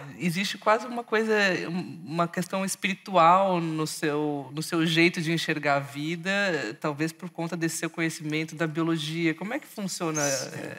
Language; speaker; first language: Portuguese; native; Portuguese